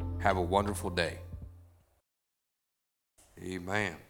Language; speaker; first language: English; native; English